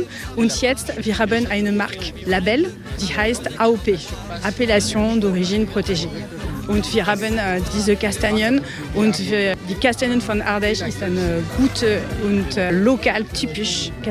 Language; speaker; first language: German; non-native, learner; French